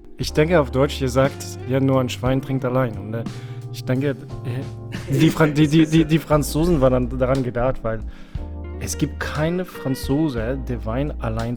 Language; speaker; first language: German; non-native, fluent; French